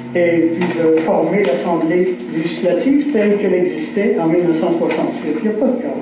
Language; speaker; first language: French; native; French